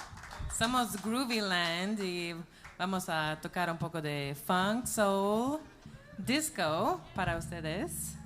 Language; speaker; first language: Spanish; non-native, learner; Swedish